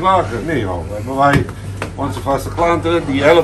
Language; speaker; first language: Dutch; non-native, learner; Italian